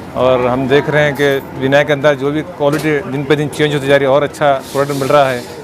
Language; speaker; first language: Hindi; non-native, local second language; Urdu